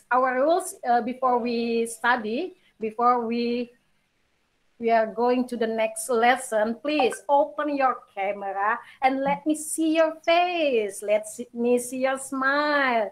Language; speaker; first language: English; non-native, learner; Indonesian